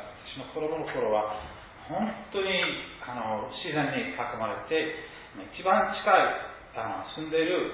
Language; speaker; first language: Japanese; non-native, fluent; English